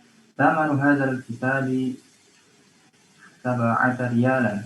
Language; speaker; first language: Arabic; non-native, learner; Indonesian